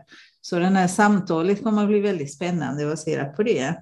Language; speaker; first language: Swedish; non-native, fluent; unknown